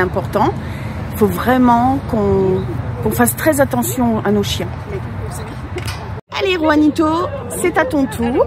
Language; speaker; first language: French; native; French